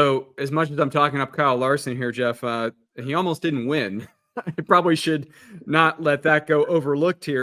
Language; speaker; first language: English; native; English